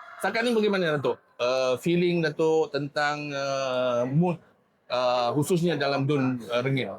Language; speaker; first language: Malay; native; Malay